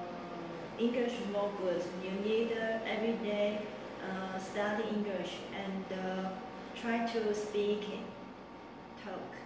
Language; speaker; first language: English; non-native, learner; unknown